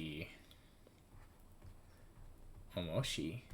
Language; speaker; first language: Japanese; non-native, learner; English